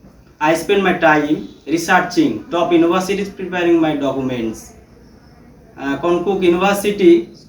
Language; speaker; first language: English; non-native, learner; Bangla